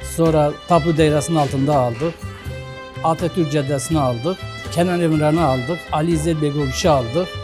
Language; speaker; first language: Turkish; native; Turkish